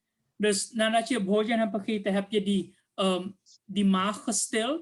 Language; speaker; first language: Dutch; non-native, local second language; Caribbean Hindustani